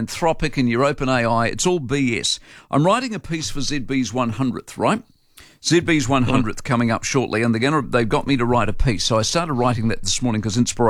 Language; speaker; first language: English; native; English